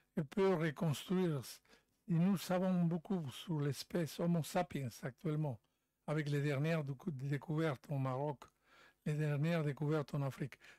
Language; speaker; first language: French; non-native, fluent; Spanish